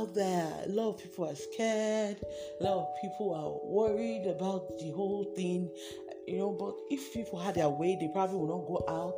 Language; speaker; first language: English; non-native, local second language; Igbo